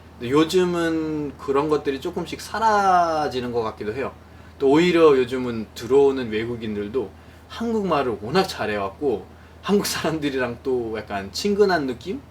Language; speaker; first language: Korean; non-native, fluent; Nepali